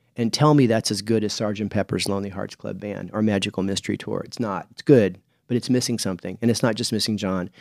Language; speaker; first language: English; native; English